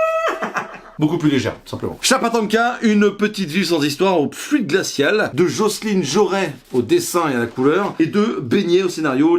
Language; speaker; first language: French; native; French